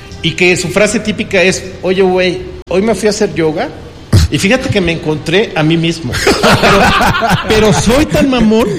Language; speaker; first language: Spanish; native; Spanish